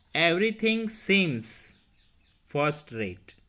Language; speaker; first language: English; non-native, local second language; Hindi